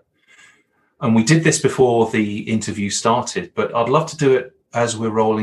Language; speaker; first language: English; native; English